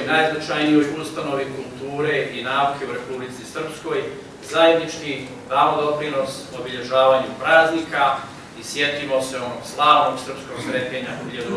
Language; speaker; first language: Serbian; native; Serbian